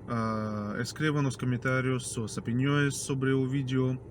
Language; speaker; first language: Portuguese; non-native, fluent; Russian